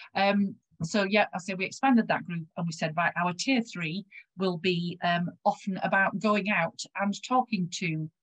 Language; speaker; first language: English; native; English